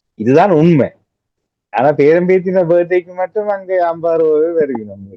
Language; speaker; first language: Tamil; native; Tamil